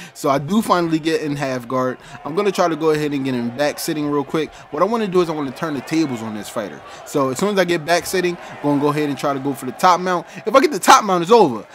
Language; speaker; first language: English; native; English